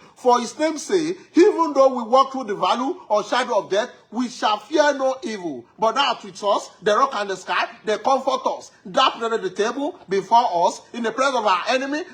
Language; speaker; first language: English; non-native, local second language; Yoruba